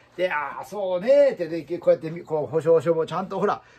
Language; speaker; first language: Japanese; native; Japanese